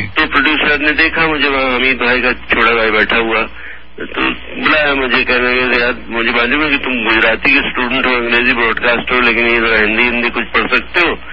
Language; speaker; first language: Urdu; non-native, local second language; Gujarati